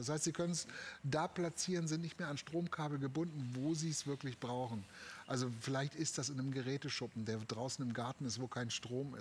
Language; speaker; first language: German; native; German